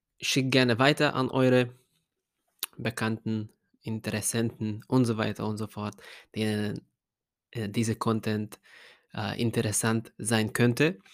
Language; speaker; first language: German; non-native, fluent; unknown